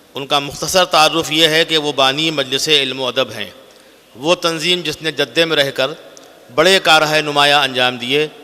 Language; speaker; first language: Urdu; native; Urdu